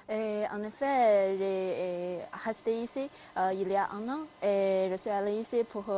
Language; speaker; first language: French; non-native, learner; Chinese